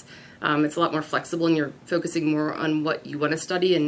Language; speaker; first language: English; native; English